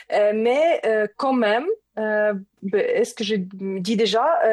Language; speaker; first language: French; non-native, learner; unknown